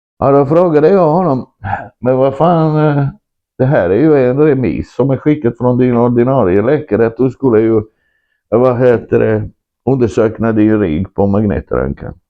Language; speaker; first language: Swedish; non-native, fluent; Croatian